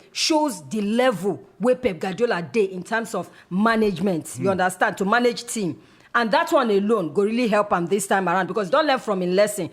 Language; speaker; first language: Nigerian Pidgin; native; Nigerian Pidgin